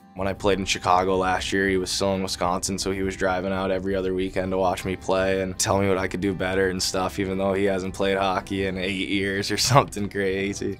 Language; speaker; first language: English; native; English